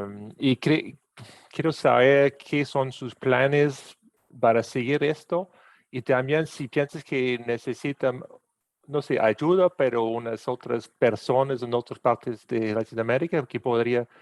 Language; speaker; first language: Spanish; non-native, fluent; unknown